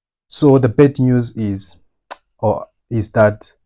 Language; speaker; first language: English; non-native, local second language; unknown